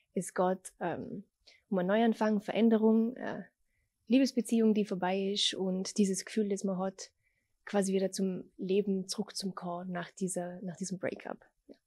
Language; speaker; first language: German; native; German